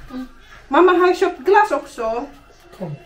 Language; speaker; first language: Swedish; non-native, learner; Filipino